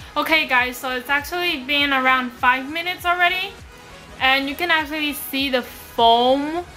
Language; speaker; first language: English; non-native, fluent; Chinese